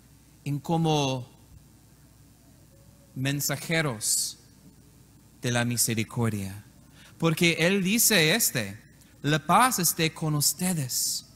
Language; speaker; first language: Spanish; non-native, learner; English